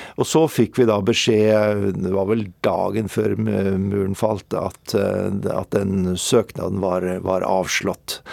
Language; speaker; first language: Norwegian; native; Norwegian